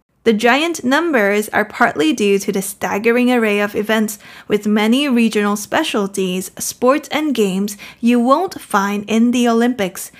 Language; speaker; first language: English; non-native, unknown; Chinese